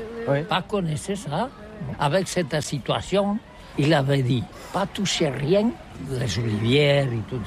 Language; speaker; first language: French; non-native, learner; Catalan